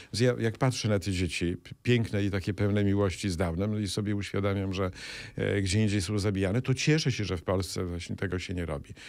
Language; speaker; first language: Polish; native; Polish